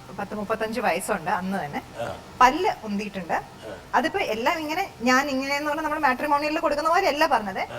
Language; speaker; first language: Malayalam; native; Malayalam